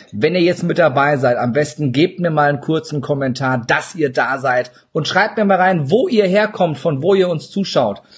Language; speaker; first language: German; early bilingual, other home language; Turkish